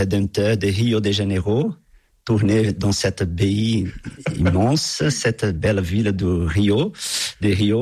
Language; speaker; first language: French; non-native, fluent; Portuguese